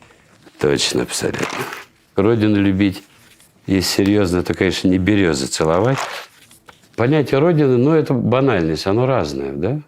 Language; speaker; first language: Russian; native; Russian